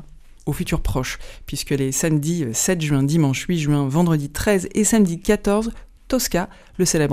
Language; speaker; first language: French; native; French